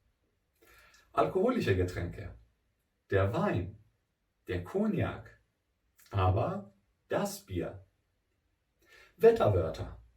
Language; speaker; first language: German; non-native, fluent; Persian